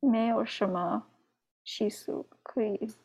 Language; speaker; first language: Chinese; non-native, learner; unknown